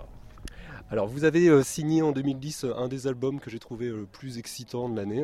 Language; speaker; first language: French; native; French